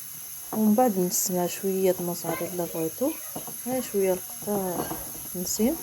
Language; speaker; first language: Arabic; native; Arabic